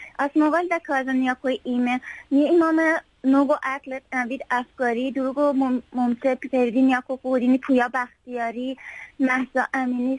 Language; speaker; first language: Bulgarian; non-native, learner; Persian